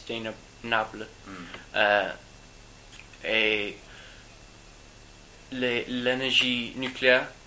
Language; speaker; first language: French; non-native, learner; English